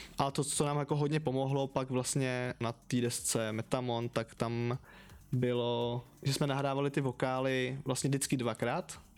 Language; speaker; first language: Czech; native; Czech